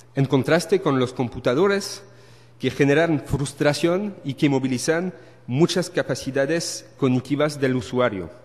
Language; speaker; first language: Spanish; non-native, learner; French